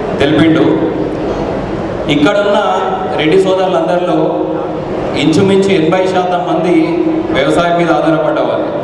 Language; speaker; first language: Telugu; native; Telugu